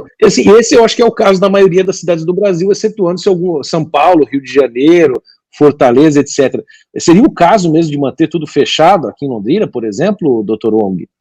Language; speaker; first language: Portuguese; native; Portuguese